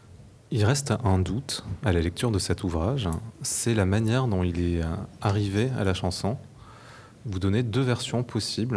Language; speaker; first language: French; native; French